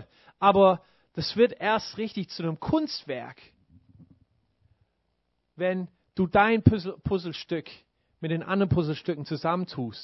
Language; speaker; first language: German; non-native, fluent; English